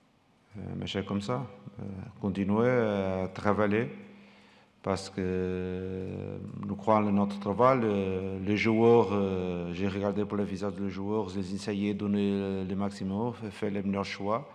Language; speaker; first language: French; non-native, fluent; Portuguese